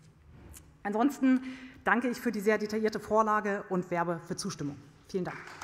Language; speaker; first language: German; native; German